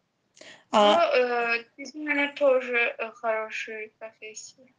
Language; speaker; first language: Russian; non-native, learner; Azerbaijani